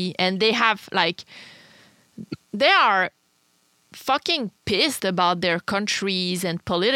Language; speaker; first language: English; non-native, fluent; French